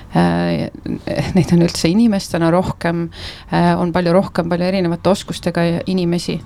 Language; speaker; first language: Estonian; native; Estonian